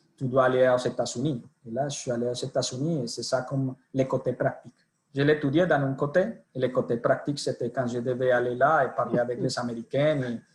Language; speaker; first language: French; non-native, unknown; Spanish